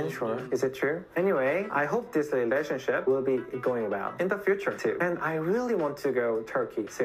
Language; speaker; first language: English; non-native, fluent; Korean